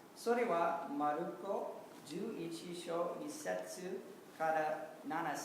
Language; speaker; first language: Japanese; non-native, learner; English